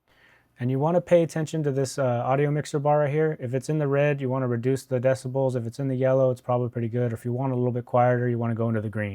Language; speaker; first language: English; native; English